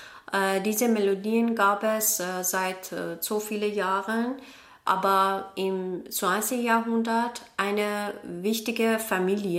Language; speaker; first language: German; non-native, learner; Persian